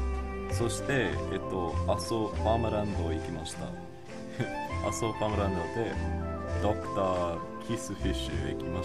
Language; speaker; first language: Japanese; non-native, learner; English